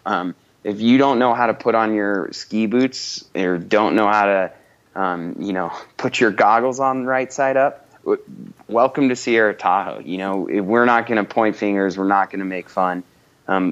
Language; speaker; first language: English; native; English